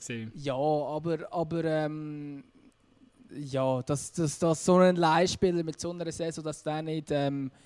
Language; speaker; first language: German; native; German